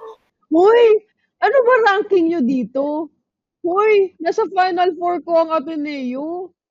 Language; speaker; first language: Filipino; native; Filipino